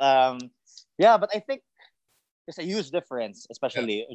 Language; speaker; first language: English; non-native, local second language; Cebuano